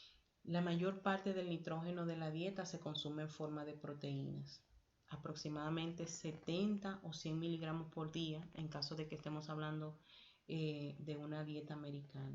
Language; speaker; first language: Spanish; native; Spanish